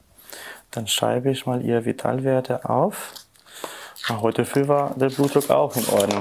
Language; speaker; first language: German; non-native, fluent; Albanian